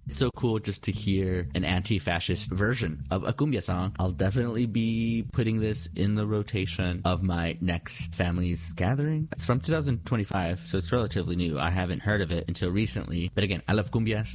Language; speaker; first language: English; early bilingual, other home language; Spanish